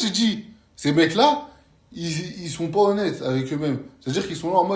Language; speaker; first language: French; native; French